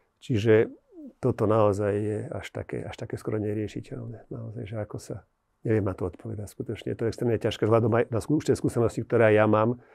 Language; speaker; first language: Slovak; native; Slovak